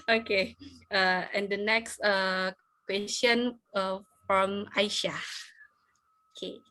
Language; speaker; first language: English; non-native, learner; Indonesian